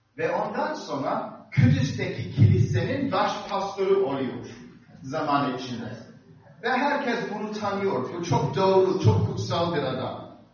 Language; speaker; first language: Turkish; non-native, fluent; English